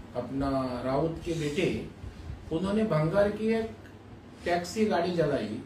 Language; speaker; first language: Hindi; non-native, local second language; Marathi